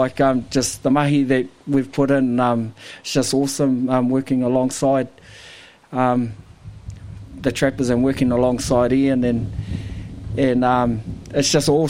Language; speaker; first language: English; native; English